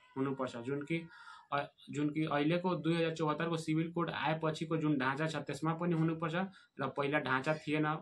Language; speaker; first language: Nepali; non-native, local second language; Bhojpuri